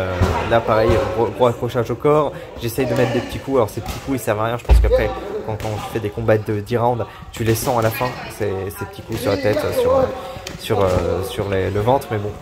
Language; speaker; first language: French; native; French